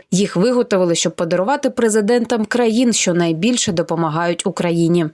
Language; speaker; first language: Ukrainian; native; Ukrainian